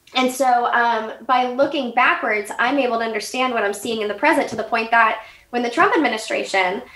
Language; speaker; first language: English; native; English